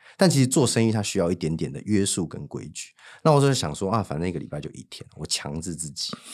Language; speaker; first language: Chinese; native; Chinese